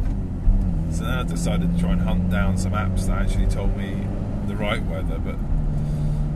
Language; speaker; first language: English; native; English